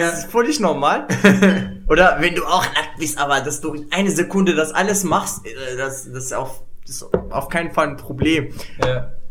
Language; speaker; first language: German; non-native, fluent; Arabic